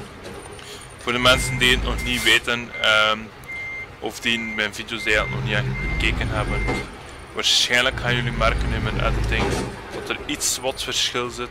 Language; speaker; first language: Dutch; native; Dutch